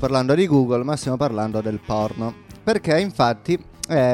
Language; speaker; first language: Italian; native; Italian